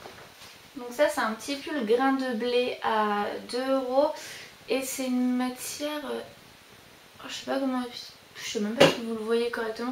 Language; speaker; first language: French; native; French